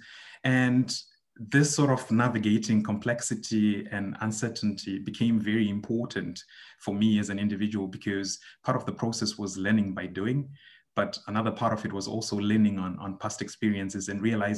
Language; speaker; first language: English; non-native, local second language; Shona